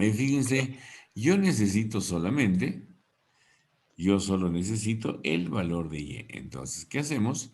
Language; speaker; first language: Spanish; native; Spanish